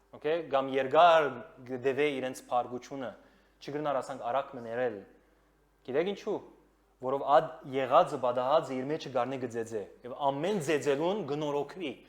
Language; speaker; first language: Armenian; early bilingual, heritage; Armenian